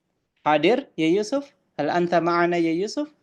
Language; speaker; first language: Arabic; non-native, fluent; Indonesian